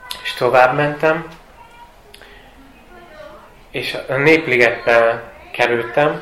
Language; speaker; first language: Hungarian; non-native, fluent; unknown